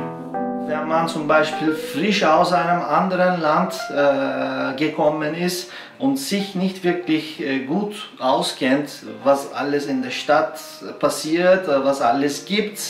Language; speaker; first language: German; non-native, fluent; Turkish